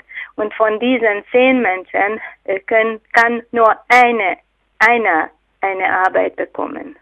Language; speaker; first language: German; non-native, fluent; Hungarian